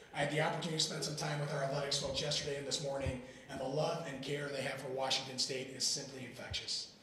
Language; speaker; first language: English; native; English